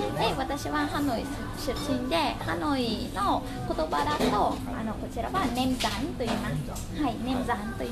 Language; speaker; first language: Japanese; non-native, fluent; Vietnamese